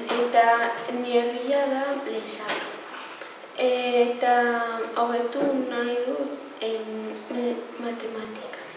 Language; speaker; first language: Basque; non-native, local second language; Spanish